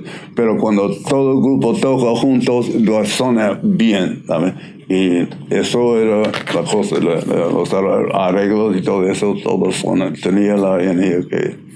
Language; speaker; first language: Spanish; non-native, learner; English